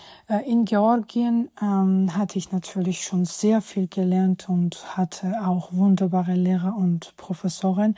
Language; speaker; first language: German; non-native, fluent; Georgian